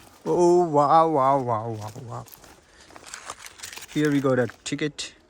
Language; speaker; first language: English; non-native, learner; Hindi